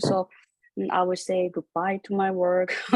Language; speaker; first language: English; non-native, learner; Korean